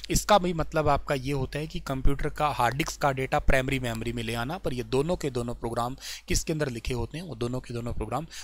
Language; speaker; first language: Hindi; native; Hindi